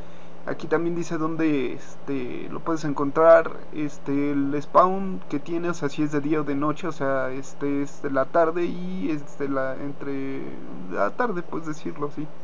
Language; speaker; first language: Spanish; native; Spanish